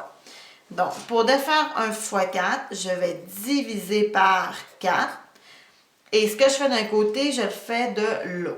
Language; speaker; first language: French; native; French